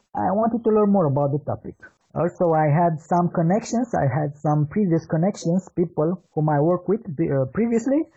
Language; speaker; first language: English; non-native, fluent; Romanian